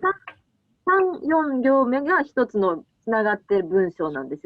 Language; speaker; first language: Japanese; native; Japanese